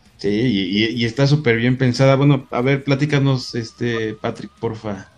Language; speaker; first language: Spanish; native; Spanish